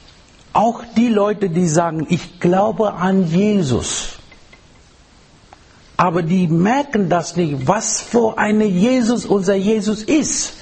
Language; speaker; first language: German; non-native, fluent; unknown